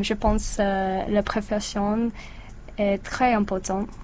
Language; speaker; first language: French; non-native, learner; English